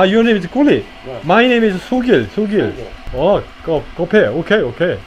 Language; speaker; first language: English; non-native, learner; Korean